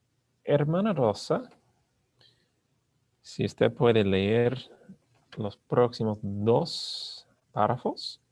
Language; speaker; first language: Spanish; non-native, learner; English